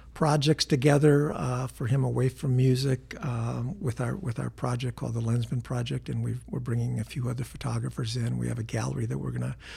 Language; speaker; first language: English; native; English